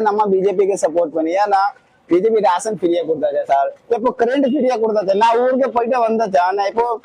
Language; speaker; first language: Tamil; non-native, local second language; Hindi